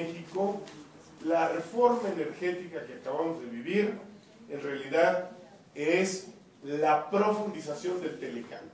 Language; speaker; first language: Spanish; native; Spanish